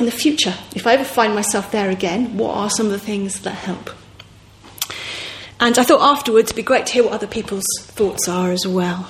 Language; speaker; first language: English; native; English